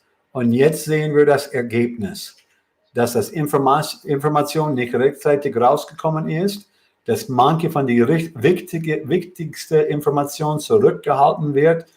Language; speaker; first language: German; non-native, fluent; English